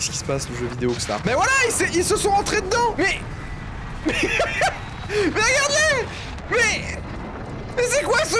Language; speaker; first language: French; native; French